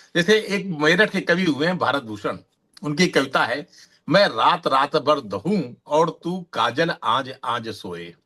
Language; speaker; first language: Hindi; native; Hindi